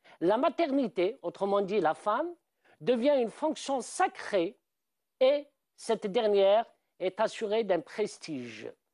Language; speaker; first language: French; non-native, local second language; Arabic